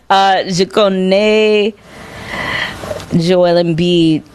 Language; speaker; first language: French; non-native, learner; English